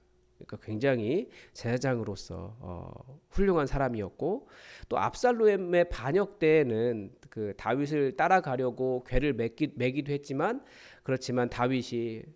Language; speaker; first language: Korean; native; Korean